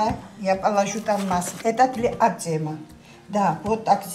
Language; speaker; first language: Russian; non-native, learner; Georgian